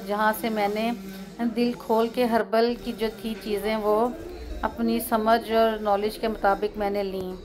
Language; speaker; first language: Urdu; non-native, local second language; Punjabi